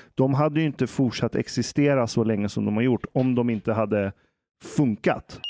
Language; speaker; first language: Swedish; early bilingual, other home language; Persian